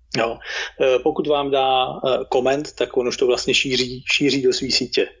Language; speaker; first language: Czech; native; Czech